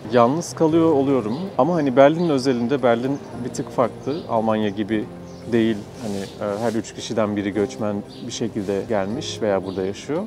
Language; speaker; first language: Turkish; native; Turkish